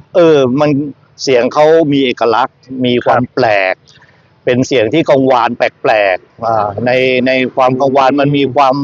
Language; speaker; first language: Thai; native; Thai